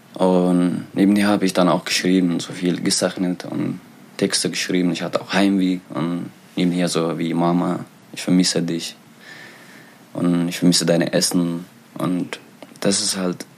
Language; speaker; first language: German; non-native, learner; Tigrinya